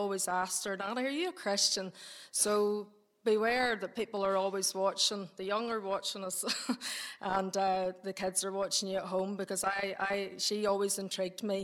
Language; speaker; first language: English; native; English